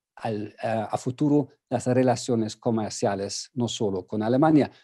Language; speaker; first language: Spanish; non-native, fluent; German